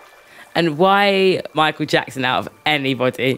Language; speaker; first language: English; native; English